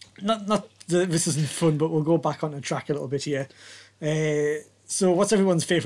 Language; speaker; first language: English; native; English